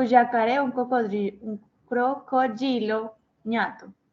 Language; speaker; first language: Portuguese; non-native, learner; Spanish